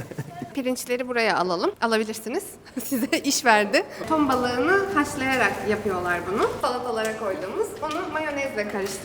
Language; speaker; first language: Turkish; native; Turkish